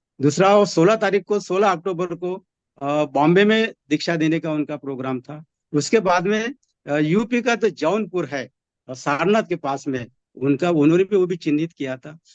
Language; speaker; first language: Hindi; non-native, local second language; Marathi